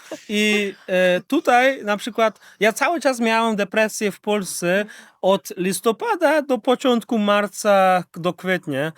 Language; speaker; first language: Polish; non-native, fluent; Uzbek